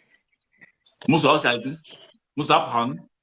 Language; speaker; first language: German; non-native, learner; Swahili